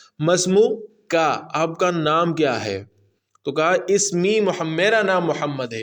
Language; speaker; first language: Urdu; non-native, local second language; Pashto